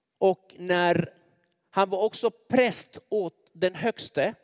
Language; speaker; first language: Swedish; non-native, fluent; Spanish